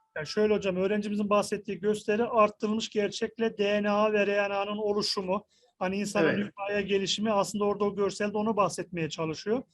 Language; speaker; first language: Turkish; native; Turkish